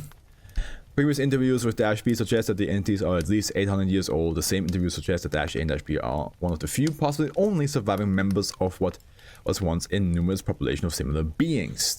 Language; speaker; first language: English; non-native, fluent; German